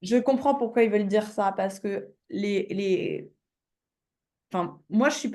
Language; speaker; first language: French; native; French